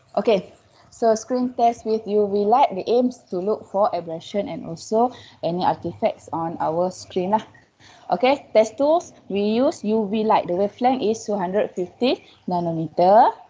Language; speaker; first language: English; non-native, local second language; Malay